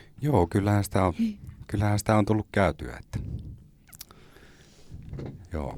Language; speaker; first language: Finnish; native; Finnish